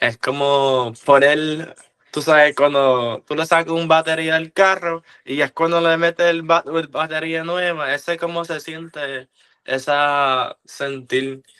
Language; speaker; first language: Spanish; early bilingual, heritage; Spanish